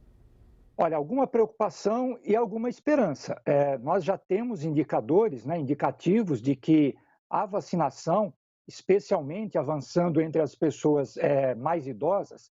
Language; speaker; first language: Portuguese; native; Portuguese